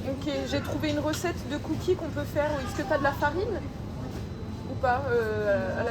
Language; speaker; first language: French; native; French